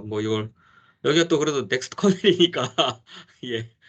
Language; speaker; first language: Korean; native; Korean